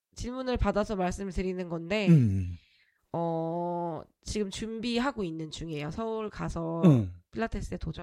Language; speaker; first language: Korean; native; Korean